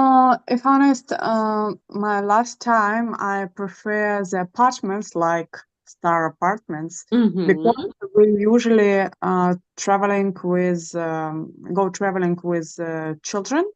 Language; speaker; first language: English; non-native, learner; Russian